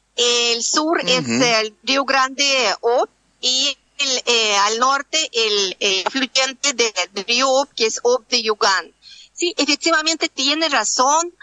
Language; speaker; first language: Spanish; non-native, fluent; Russian